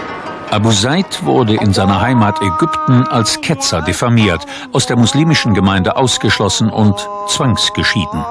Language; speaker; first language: German; native; German